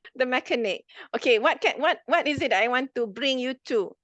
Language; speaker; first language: English; non-native, local second language; Malay